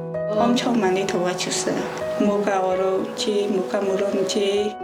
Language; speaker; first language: Korean; non-native, learner; Bangla